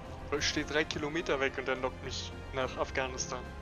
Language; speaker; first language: German; native; German